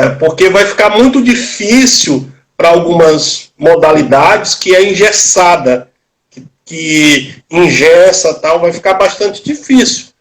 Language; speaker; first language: Portuguese; native; Portuguese